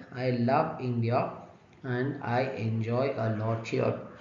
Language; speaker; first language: English; non-native, local second language; Tamil